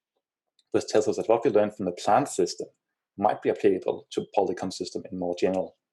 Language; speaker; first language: English; non-native, fluent; Danish